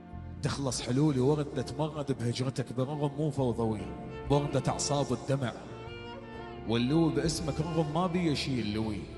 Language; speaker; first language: Arabic; native; Arabic